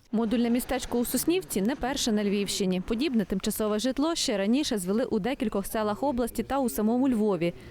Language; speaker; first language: Ukrainian; native; Ukrainian